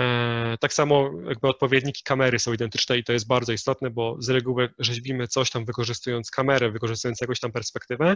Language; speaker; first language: Polish; native; Polish